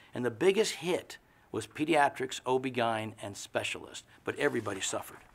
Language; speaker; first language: English; native; English